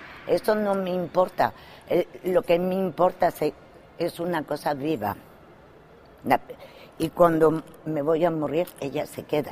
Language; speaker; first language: Spanish; non-native, fluent; French